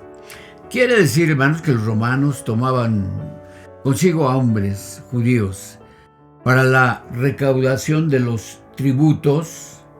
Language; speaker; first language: Spanish; native; Spanish